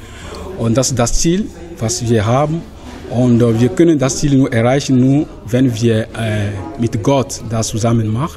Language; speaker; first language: German; non-native, learner; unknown